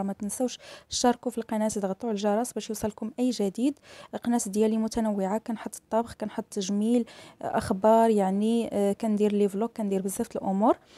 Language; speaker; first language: Arabic; native; Arabic